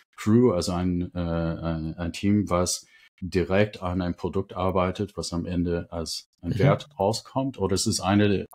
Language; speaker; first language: German; non-native, fluent; English